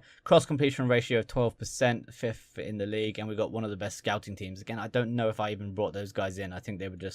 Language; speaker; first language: English; native; English